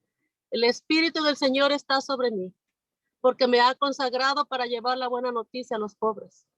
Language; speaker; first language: Spanish; native; Spanish